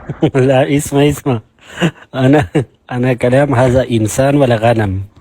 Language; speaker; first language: Arabic; non-native, learner; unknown